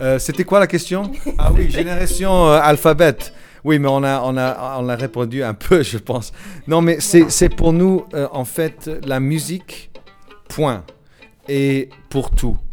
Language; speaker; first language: French; non-native, fluent; English